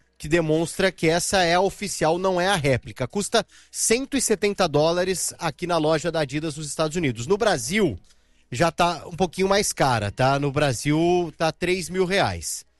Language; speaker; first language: Portuguese; native; Portuguese